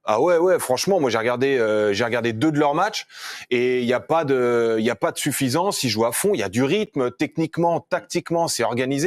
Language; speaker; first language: French; native; French